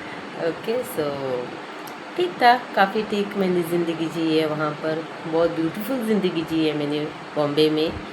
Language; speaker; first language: Hindi; non-native, local second language; Konkani